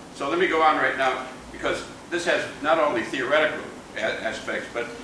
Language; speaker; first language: English; native; English